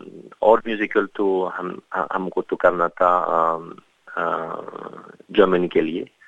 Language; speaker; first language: Hindi; non-native, fluent; French